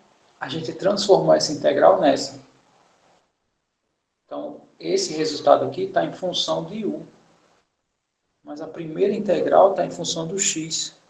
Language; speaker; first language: Portuguese; native; Portuguese